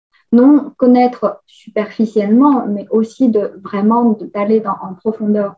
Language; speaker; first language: French; non-native, fluent; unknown